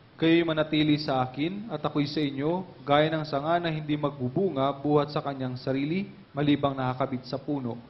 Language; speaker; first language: Filipino; native; Filipino